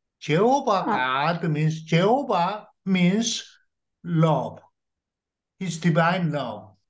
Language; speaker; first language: English; non-native, learner; Korean